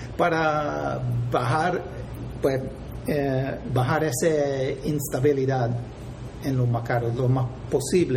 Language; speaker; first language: Spanish; non-native, fluent; English